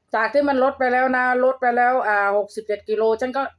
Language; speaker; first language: Thai; native; Thai